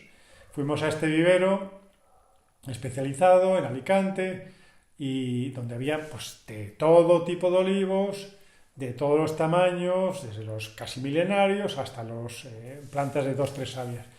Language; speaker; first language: Spanish; native; Spanish